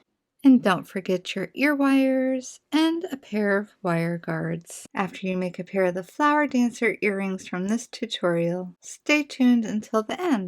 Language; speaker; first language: English; native; English